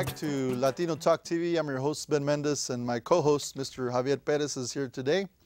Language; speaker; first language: English; native; English